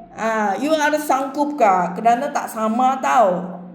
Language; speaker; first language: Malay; non-native, local second language; Chinese